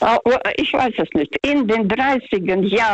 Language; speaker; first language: German; non-native, learner; Russian